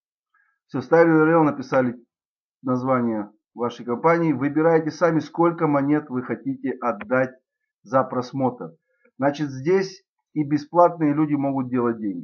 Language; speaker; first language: Russian; native; Russian